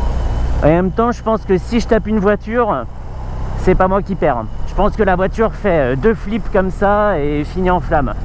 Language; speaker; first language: French; native; French